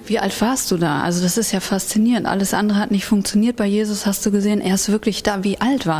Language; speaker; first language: German; native; German